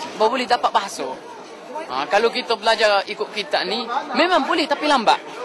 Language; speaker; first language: Malay; non-native, fluent; Arabic